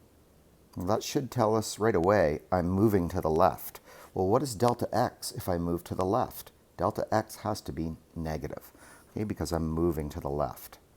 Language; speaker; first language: English; native; English